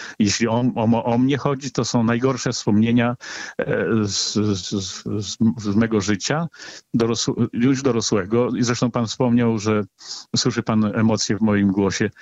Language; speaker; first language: Polish; native; Polish